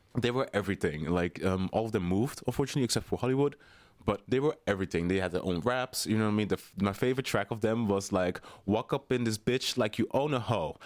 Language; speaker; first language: English; non-native, fluent; Dutch